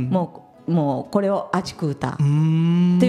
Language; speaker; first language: Japanese; native; Japanese